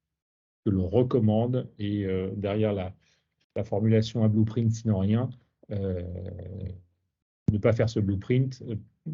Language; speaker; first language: French; native; French